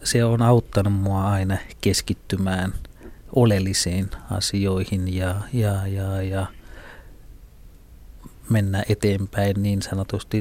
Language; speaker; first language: Finnish; non-native, fluent; Tamil